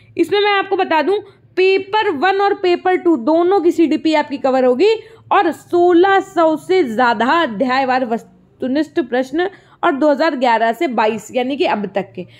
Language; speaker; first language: Hindi; native; Hindi